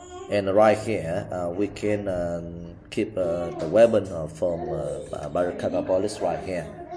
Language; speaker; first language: English; non-native, learner; Vietnamese